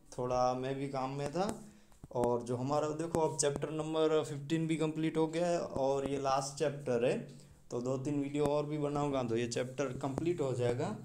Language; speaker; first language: Hindi; native; Hindi